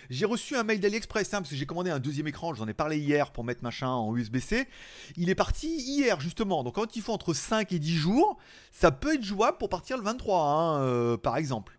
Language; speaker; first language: French; native; French